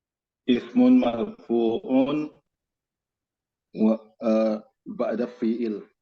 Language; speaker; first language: Arabic; non-native, learner; Indonesian